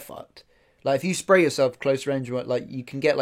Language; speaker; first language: English; native; English